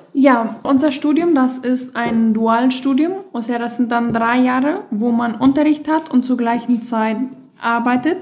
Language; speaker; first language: German; non-native, local second language; Plautdietsch